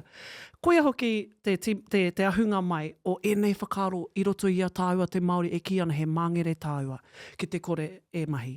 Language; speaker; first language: Māori; non-native, local second language; English